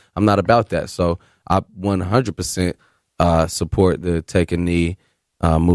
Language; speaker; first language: English; native; English